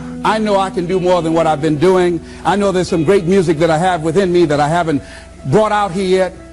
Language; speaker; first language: English; native; English